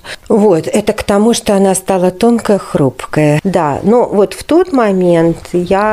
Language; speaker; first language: Russian; native; Russian